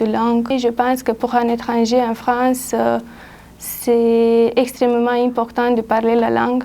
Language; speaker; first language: French; non-native, fluent; Romanian